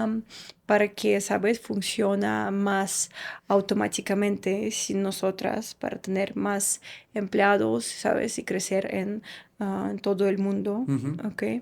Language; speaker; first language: Spanish; non-native, fluent; Russian